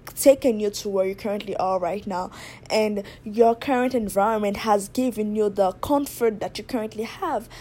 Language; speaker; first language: English; non-native, fluent; Haitian Creole